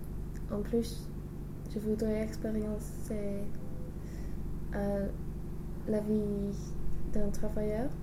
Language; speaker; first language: French; non-native, learner; English